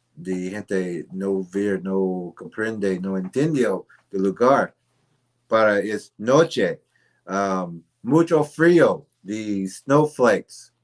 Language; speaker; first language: Spanish; non-native, learner; English